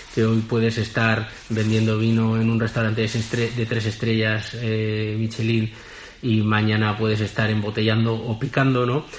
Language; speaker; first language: Spanish; native; Spanish